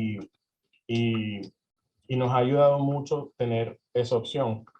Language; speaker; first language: Spanish; early bilingual, heritage; Spanish